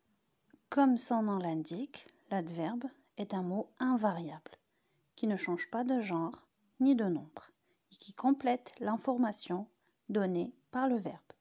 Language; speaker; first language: French; non-native, local second language; Arabic